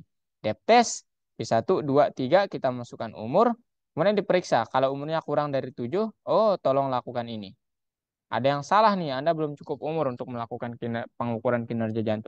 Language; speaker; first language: Indonesian; native; Indonesian